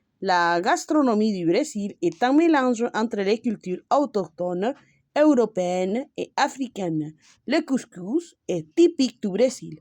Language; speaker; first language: French; non-native, learner; Spanish